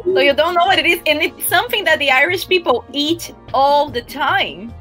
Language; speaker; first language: English; non-native, fluent; Portuguese